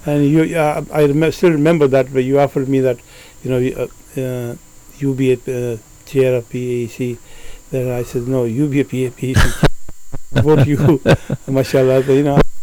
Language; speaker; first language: English; early bilingual, other home language; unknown